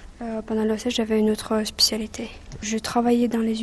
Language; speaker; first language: French; non-native, fluent; Russian